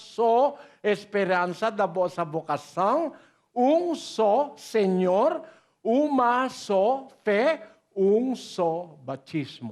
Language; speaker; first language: Portuguese; non-native, learner; Filipino